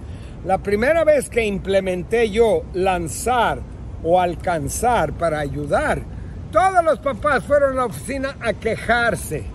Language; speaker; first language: Spanish; non-native, fluent; English